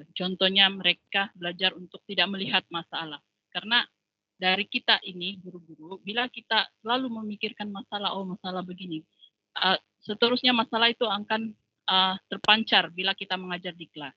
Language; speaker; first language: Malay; non-native, local second language; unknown